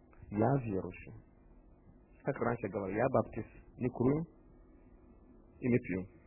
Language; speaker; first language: Russian; non-native, fluent; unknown